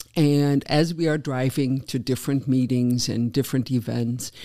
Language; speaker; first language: English; non-native, fluent; Dutch